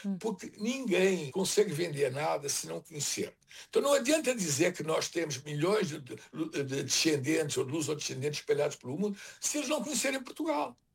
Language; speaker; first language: Portuguese; native; Portuguese